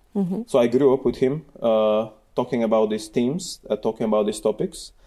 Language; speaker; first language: English; non-native, fluent; Bulgarian